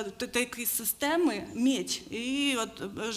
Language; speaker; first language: Polish; non-native, learner; Ukrainian